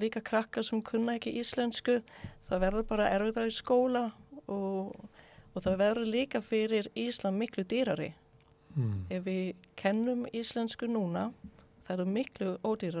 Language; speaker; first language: Icelandic; non-native, fluent; Swedish